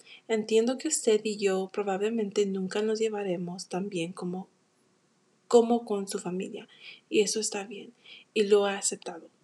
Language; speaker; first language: Spanish; early bilingual, heritage; Spanish